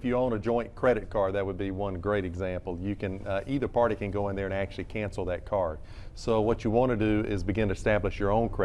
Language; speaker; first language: English; native; English